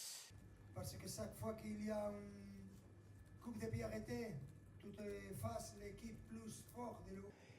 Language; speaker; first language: French; non-native, learner; Spanish